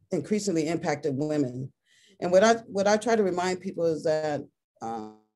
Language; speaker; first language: English; native; English